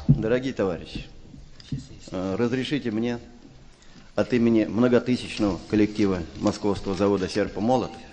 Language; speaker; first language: Russian; native; Russian